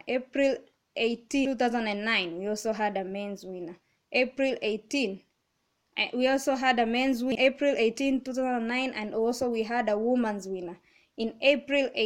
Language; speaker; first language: English; non-native, local second language; Kamba